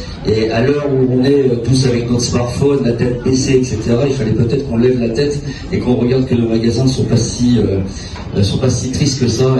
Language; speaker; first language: French; native; French